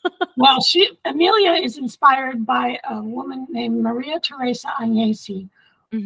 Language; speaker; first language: English; early bilingual, other home language; Italian